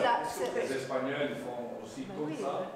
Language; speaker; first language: French; non-native, local second language; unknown